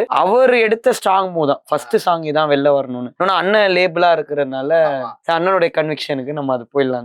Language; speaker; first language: Tamil; native; Tamil